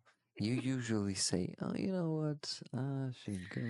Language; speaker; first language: English; non-native, fluent; Ukrainian